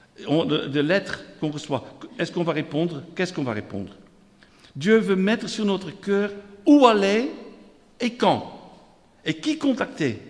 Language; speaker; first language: French; non-native, fluent; Dutch